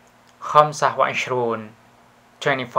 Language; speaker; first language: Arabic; non-native, learner; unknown